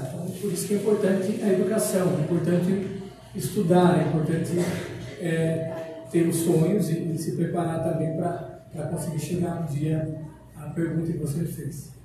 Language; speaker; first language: Portuguese; native; Portuguese